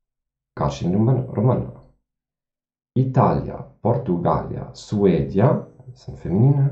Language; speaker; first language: Romanian; non-native, fluent; German